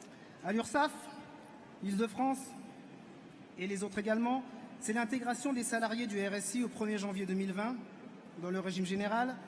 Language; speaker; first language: French; native; French